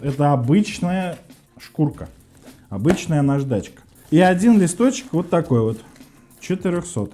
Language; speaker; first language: Russian; native; Russian